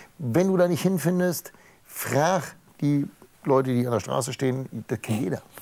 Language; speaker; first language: German; native; German